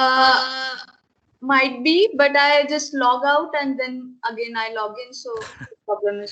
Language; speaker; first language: English; non-native, local second language; Marathi